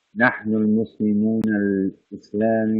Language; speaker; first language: Arabic; non-native, learner; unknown